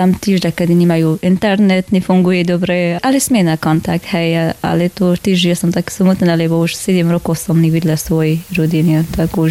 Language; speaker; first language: Slovak; non-native, learner; Persian